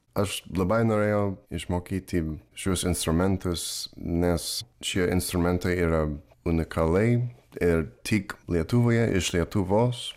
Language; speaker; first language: Lithuanian; non-native, learner; English